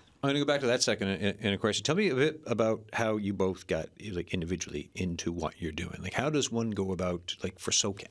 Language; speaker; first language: English; native; English